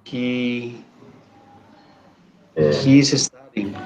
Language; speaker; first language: English; non-native, learner; Spanish